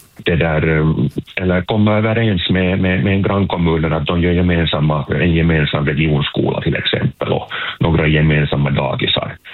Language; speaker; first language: Swedish; native; Swedish